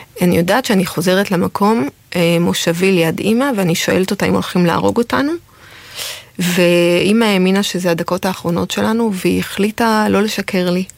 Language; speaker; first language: Hebrew; early bilingual, heritage; French